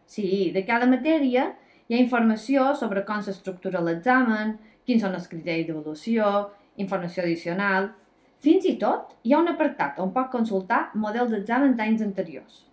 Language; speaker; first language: Catalan; native; Catalan